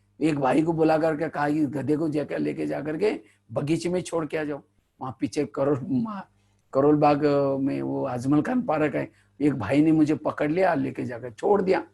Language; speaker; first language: Hindi; non-native, local second language; Marathi